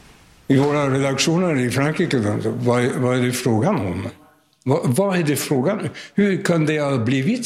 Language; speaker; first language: Swedish; non-native, fluent; French